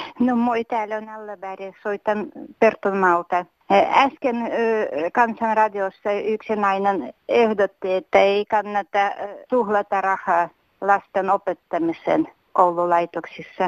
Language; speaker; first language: Finnish; non-native, fluent; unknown